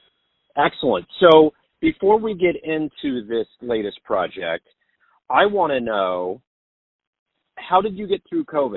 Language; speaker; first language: English; native; English